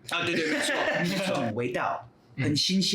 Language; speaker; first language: Chinese; non-native, fluent; English